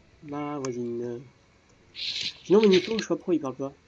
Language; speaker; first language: French; native; French